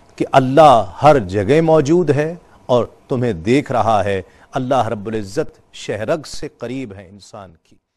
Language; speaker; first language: Urdu; native; Urdu